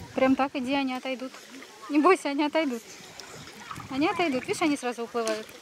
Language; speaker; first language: Russian; native; Russian